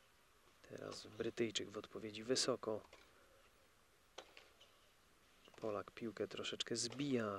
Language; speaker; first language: Polish; native; Polish